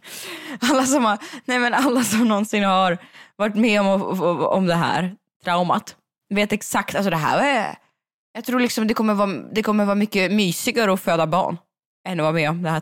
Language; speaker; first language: Swedish; native; Swedish